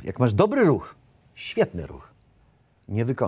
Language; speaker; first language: Polish; native; Polish